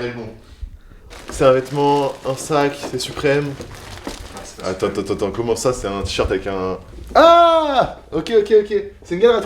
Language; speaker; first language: French; native; French